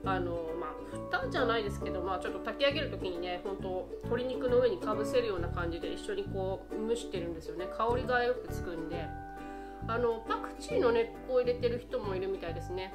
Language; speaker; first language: Japanese; native; Japanese